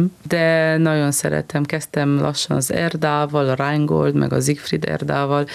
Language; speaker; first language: Hungarian; early bilingual, heritage; Hungarian